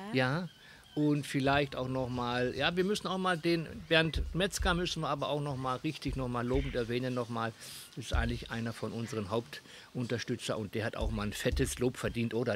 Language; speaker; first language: German; native; German